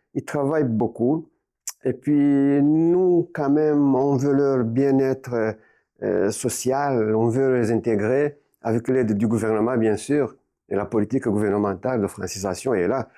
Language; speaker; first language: French; non-native, local second language; Kinyarwanda